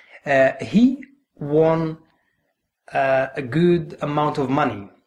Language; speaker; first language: English; non-native, fluent; Arabic